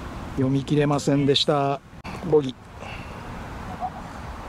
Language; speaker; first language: Japanese; native; Japanese